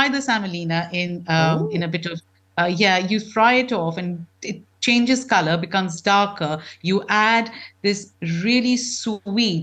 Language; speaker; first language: English; non-native, local second language; Punjabi